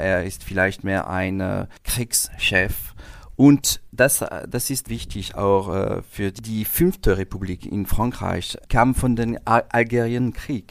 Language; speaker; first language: German; non-native, learner; French